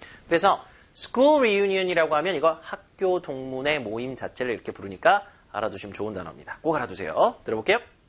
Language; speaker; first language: Korean; native; Korean